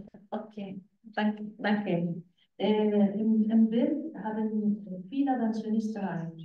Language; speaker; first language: German; non-native, learner; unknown